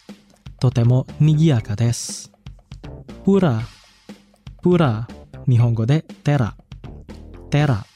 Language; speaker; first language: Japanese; non-native, fluent; Indonesian